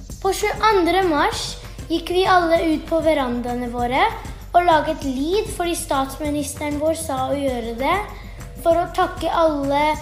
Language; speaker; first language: Norwegian; early bilingual, heritage; Norwegian